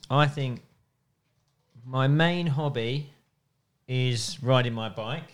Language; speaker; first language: English; native; English